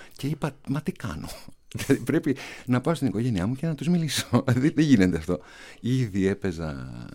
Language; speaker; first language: Greek; native; Greek